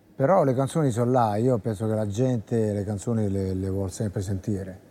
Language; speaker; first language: Italian; native; Italian